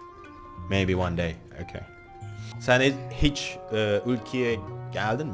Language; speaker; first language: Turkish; non-native, learner; Indonesian